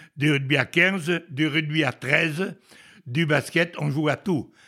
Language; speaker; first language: French; native; French